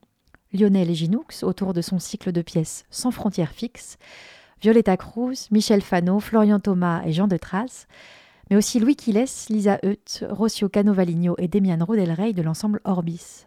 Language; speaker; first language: French; native; French